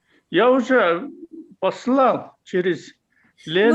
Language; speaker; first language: Russian; non-native, fluent; Mongolian